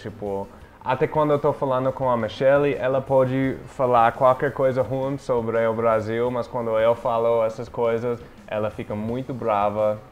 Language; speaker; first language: Portuguese; non-native, fluent; English